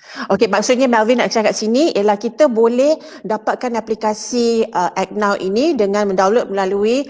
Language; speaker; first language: Malay; native; Malay